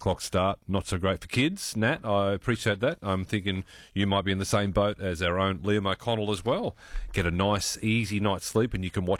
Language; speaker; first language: English; native; English